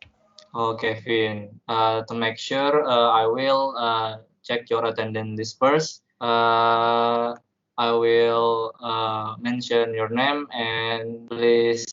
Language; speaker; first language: English; non-native, learner; Indonesian